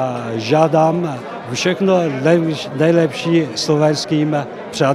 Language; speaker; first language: Slovak; non-native, learner; Chinese